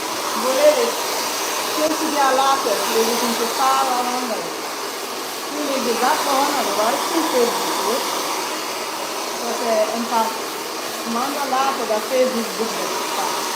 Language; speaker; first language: Dutch; non-native, fluent; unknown